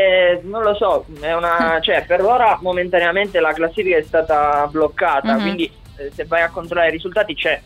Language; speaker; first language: Italian; native; Italian